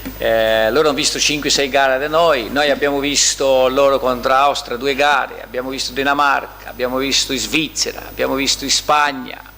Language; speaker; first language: Italian; non-native, fluent; Portuguese